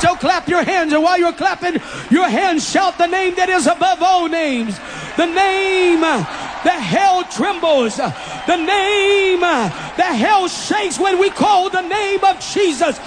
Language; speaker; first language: English; non-native, fluent; Portuguese